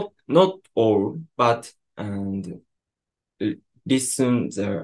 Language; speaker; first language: English; non-native, learner; Japanese